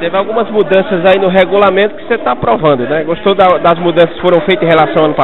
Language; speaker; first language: Portuguese; native; Portuguese